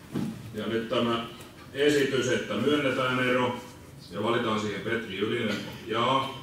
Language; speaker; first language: Finnish; native; Finnish